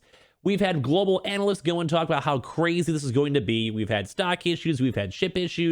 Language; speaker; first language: English; native; English